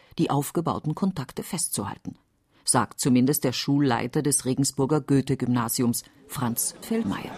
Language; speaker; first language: German; native; German